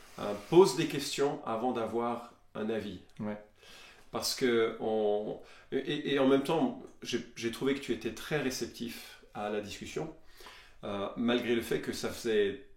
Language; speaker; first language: French; native; French